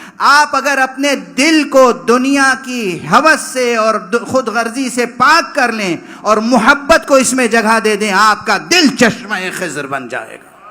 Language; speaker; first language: Urdu; native; Urdu